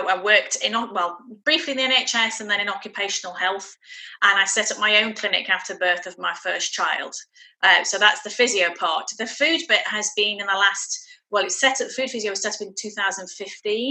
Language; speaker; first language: English; native; English